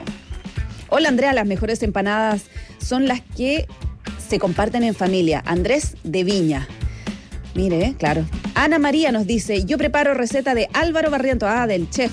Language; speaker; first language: Spanish; native; Spanish